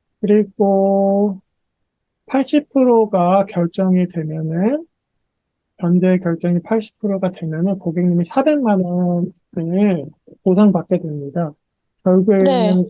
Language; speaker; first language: Korean; native; Korean